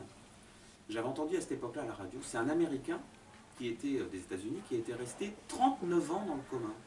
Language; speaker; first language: French; native; French